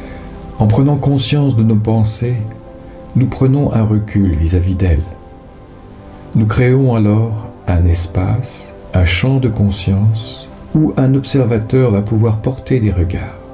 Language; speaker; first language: French; native; French